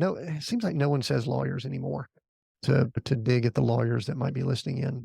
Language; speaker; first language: English; native; English